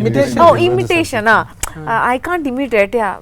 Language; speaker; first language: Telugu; non-native, learner; Bangla